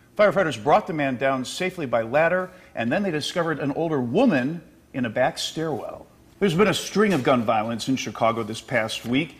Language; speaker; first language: English; native; English